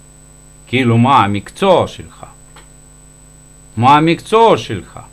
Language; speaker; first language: Hebrew; non-native, fluent; Russian